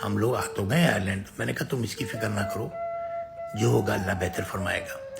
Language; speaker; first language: Urdu; native; Urdu